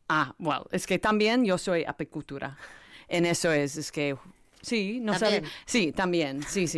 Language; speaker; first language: Spanish; non-native, learner; English